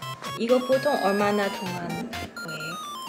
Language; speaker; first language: Korean; non-native, learner; Cantonese